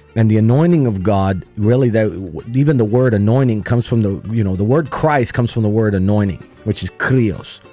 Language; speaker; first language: English; early bilingual, other home language; Spanish